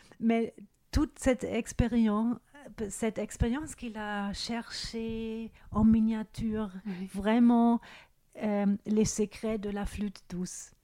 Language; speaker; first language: French; non-native, fluent; German